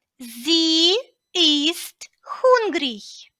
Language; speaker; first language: German; non-native, fluent; Ukrainian